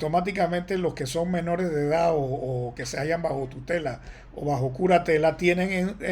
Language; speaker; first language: Spanish; native; Spanish